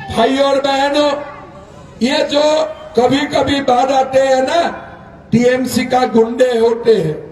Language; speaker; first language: Hindi; non-native, local second language; Assamese